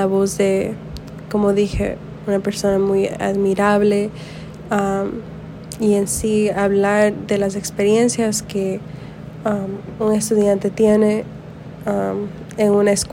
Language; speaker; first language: Spanish; early bilingual, heritage; Spanish